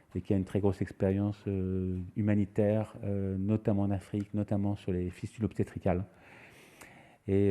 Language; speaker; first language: French; native; French